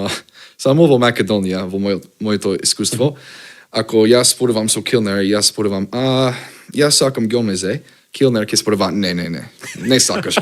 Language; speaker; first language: Macedonian; non-native, learner; English